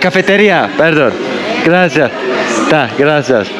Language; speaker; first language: Spanish; non-native, learner; Turkish